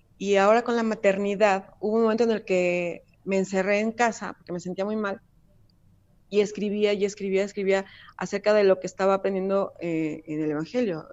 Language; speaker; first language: Spanish; native; Spanish